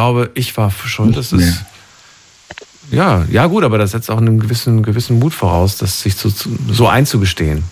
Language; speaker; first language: German; native; German